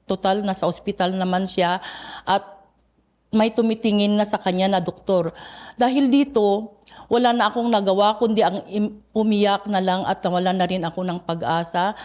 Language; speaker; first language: Filipino; non-native, local second language; Iloko